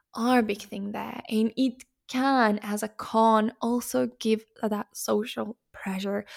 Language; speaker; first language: English; non-native, fluent; Finnish